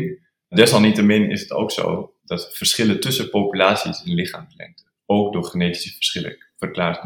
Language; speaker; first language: Dutch; native; Dutch